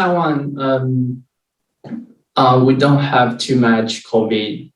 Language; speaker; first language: English; non-native, learner; Chinese